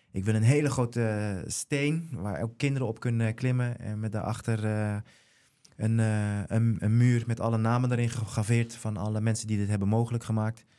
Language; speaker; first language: Dutch; native; Dutch